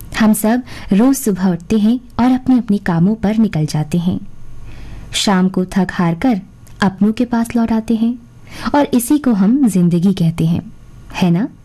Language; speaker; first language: Hindi; native; Hindi